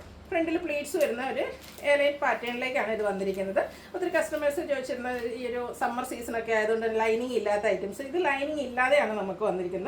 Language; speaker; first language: Malayalam; native; Malayalam